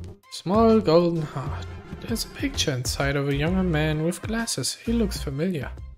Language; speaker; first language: English; non-native, fluent; German